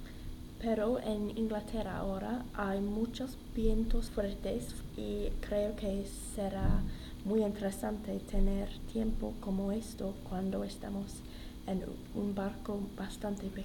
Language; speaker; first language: Spanish; non-native, learner; English